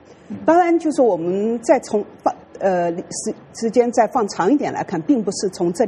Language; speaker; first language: Chinese; native; Chinese